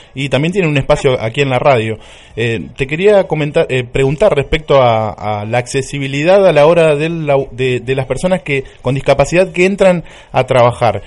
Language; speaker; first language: Spanish; native; Spanish